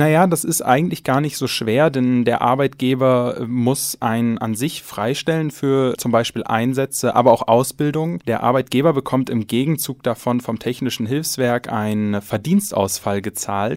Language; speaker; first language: German; native; German